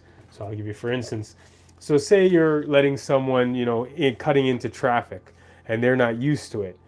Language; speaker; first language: English; native; English